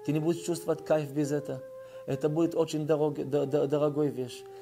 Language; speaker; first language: Russian; early bilingual, heritage; Russian